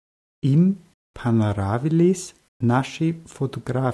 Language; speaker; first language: Russian; non-native, learner; German